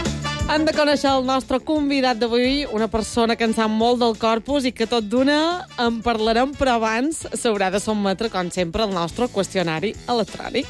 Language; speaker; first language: Catalan; native; Catalan